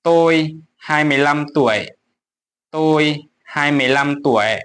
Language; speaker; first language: Vietnamese; non-native, fluent; Lao